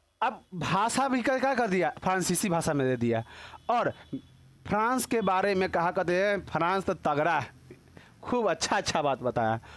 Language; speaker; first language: Hindi; native; Hindi